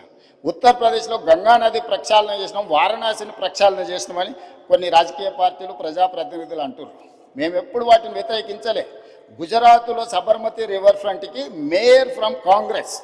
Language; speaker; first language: Telugu; native; Telugu